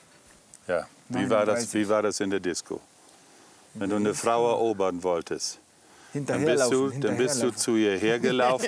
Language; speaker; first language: German; native; German